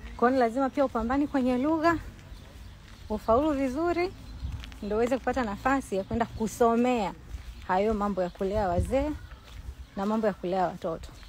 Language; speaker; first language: Swahili; native; Swahili